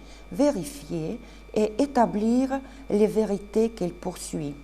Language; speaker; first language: French; non-native, fluent; Russian